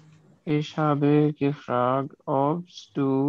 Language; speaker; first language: German; non-native, learner; Urdu